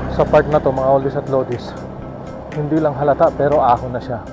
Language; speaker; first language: Filipino; non-native, local second language; Bikol